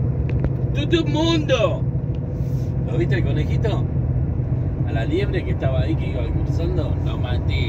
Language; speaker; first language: Spanish; native; Spanish